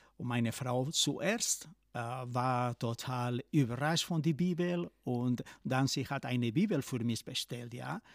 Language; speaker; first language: German; non-native, fluent; Spanish